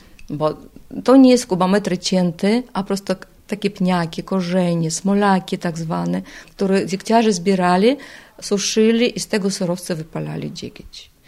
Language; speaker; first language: Polish; non-native, fluent; Russian